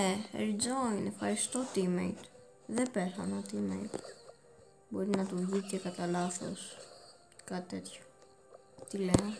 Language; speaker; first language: Greek; early bilingual, heritage; Greek